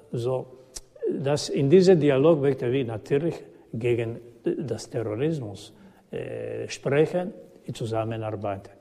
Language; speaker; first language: German; non-native, learner; Croatian